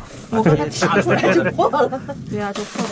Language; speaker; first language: Chinese; native; Chinese